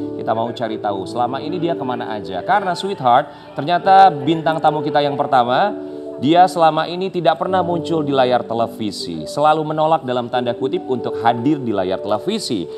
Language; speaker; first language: Indonesian; native; Indonesian